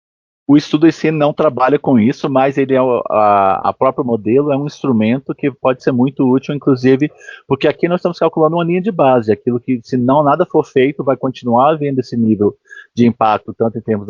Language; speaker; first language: Portuguese; native; Portuguese